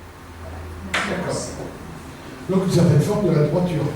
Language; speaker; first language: French; native; French